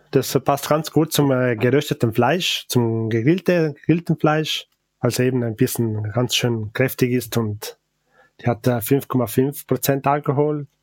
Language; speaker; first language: German; non-native, local second language; Ladin